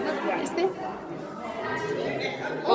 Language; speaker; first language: Spanish; non-native, learner; French